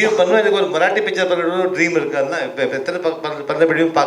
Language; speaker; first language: Tamil; early bilingual, heritage; Tamil